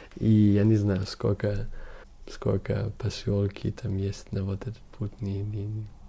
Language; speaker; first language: Russian; non-native, learner; German